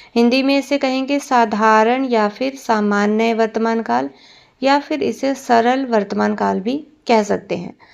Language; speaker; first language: Hindi; non-native, local second language; Punjabi